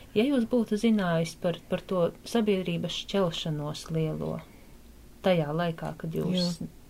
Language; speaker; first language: Latvian; native; Latvian